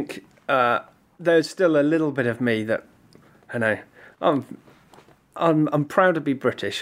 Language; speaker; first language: English; native; English